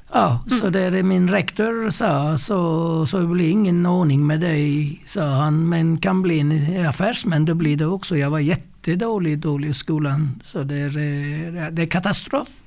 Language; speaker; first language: Swedish; non-native, fluent; Turkish